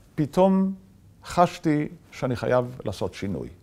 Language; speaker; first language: Hebrew; early bilingual, other home language; Yiddish